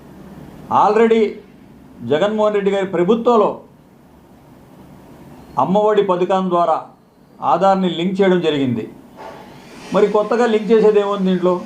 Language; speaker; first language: Telugu; native; Telugu